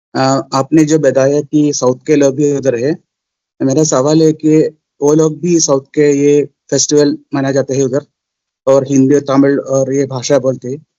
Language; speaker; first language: Hindi; non-native, local second language; Malayalam